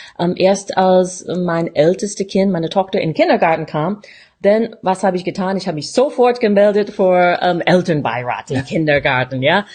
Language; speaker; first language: German; non-native, fluent; English